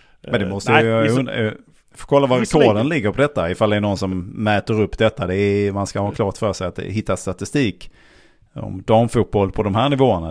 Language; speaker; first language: Swedish; native; Swedish